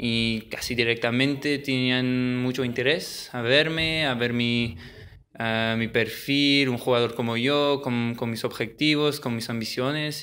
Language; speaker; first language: Spanish; early bilingual, heritage; French